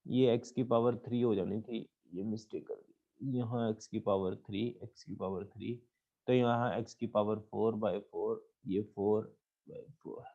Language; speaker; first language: Hindi; native; Hindi